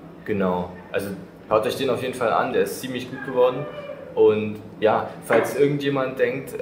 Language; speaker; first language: German; native; German